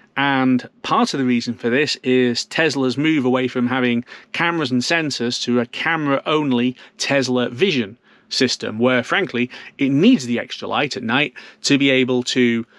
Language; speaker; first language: English; native; English